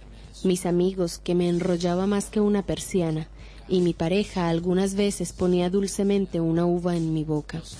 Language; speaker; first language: Spanish; native; Spanish